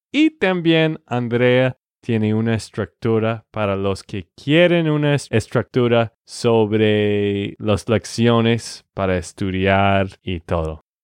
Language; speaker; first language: Spanish; non-native, fluent; English